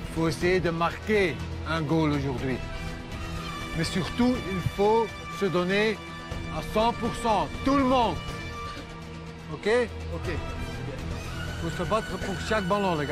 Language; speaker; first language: French; non-native, local second language; Dutch